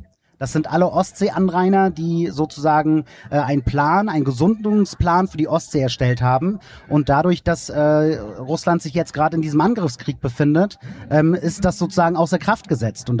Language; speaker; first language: German; native; German